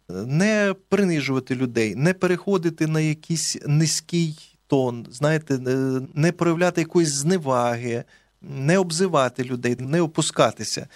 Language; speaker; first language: Ukrainian; native; Ukrainian